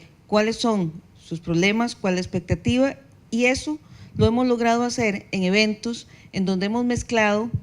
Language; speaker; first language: Spanish; native; Spanish